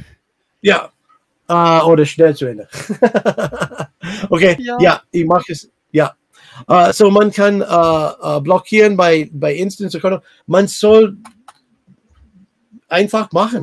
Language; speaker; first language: German; non-native, learner; English